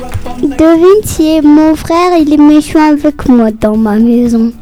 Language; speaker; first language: French; non-native, fluent; Spanish